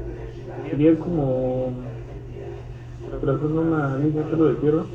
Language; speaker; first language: Spanish; native; Spanish